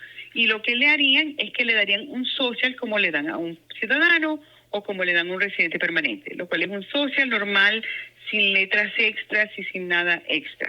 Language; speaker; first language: Spanish; non-native, local second language; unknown